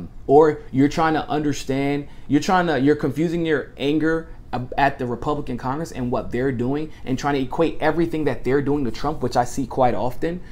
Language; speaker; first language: English; native; English